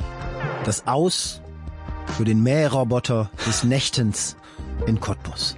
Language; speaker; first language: German; native; German